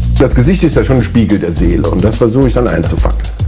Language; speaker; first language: German; native; German